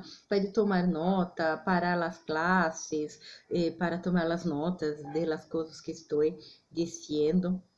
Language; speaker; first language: Spanish; non-native, fluent; Portuguese